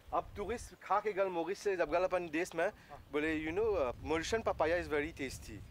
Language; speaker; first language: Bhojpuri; native; Bhojpuri